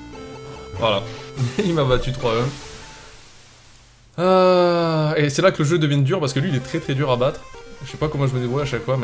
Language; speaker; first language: French; native; French